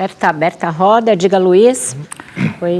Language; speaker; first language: Portuguese; native; Portuguese